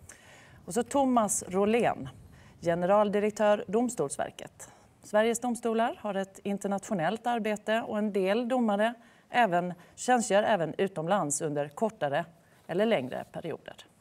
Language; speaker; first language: Swedish; native; Swedish